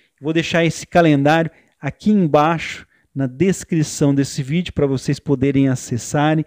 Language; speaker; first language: Portuguese; native; Portuguese